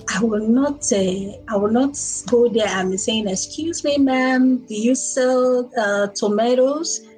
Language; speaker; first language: English; non-native, local second language; Igbo